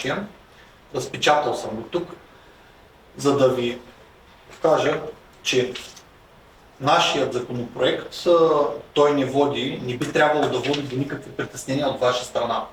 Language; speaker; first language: Bulgarian; native; Bulgarian